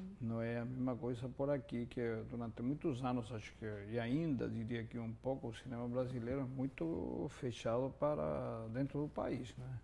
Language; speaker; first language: Portuguese; non-native, fluent; Spanish